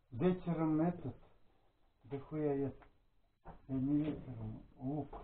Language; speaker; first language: Russian; native; Russian